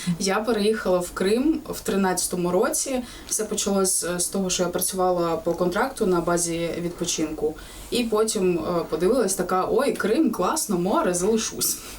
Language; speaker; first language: Ukrainian; non-native, local second language; Russian